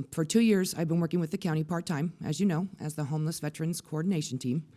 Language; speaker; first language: English; native; English